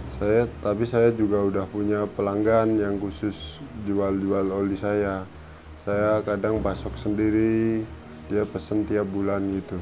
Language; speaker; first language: Indonesian; native; Indonesian